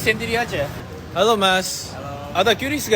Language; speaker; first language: Indonesian; non-native, fluent; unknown